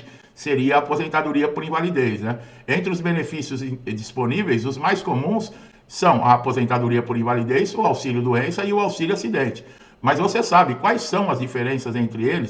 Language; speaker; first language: Portuguese; native; Portuguese